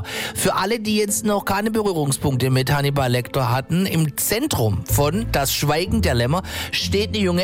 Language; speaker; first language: German; native; German